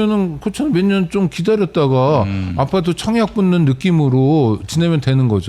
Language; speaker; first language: Korean; native; Korean